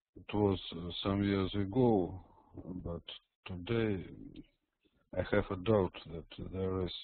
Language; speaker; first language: English; non-native, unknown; Russian